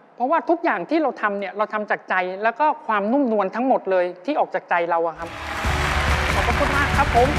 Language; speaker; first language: Thai; native; Thai